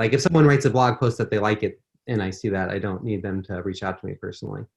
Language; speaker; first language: English; native; English